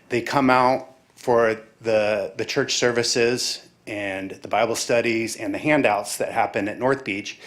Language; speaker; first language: English; native; English